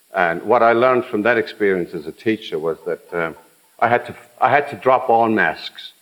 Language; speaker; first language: English; native; English